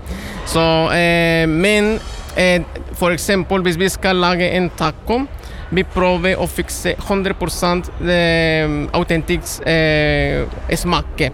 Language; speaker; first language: Norwegian; non-native, learner; Spanish